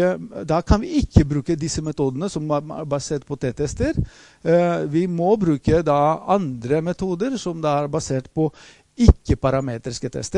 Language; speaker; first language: Norwegian; non-native, fluent; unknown